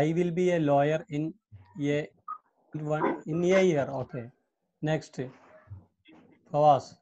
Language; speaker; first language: English; non-native, local second language; Hindi